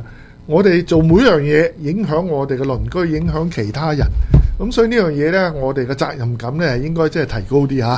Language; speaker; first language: Chinese; native; Chinese